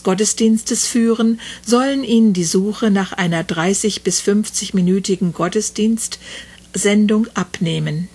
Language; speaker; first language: German; native; German